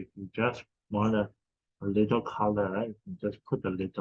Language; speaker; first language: English; non-native, fluent; Chinese